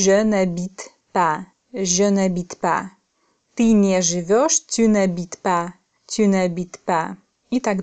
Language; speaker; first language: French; non-native, fluent; Russian